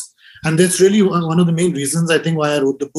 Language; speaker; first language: English; non-native, local second language; Hindi